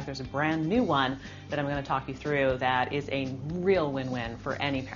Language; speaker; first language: English; native; English